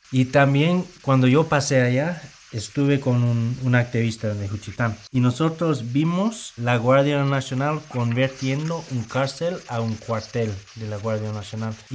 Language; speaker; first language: Spanish; non-native, fluent; English